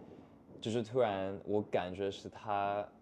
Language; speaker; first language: Chinese; non-native, fluent; English